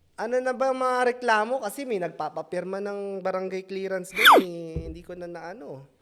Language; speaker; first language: Filipino; native; Filipino